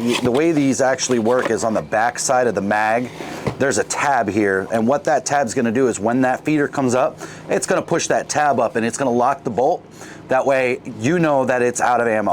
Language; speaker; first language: English; native; English